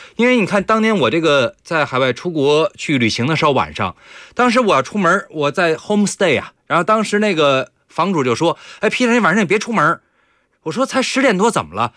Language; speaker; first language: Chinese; native; Chinese